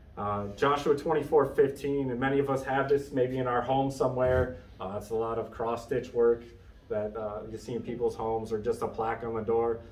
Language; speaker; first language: English; native; English